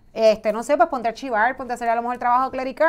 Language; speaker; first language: Spanish; native; Spanish